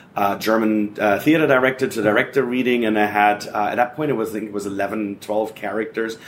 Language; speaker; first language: English; non-native, fluent; German